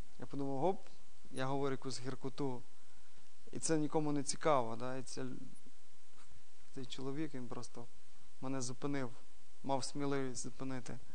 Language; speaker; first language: Ukrainian; non-native, local second language; Russian